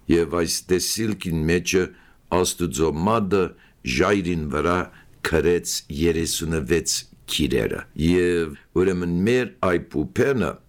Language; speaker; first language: Armenian; early bilingual, heritage; Armenian